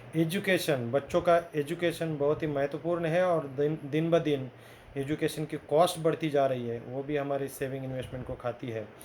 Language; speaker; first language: Hindi; non-native, local second language; Marathi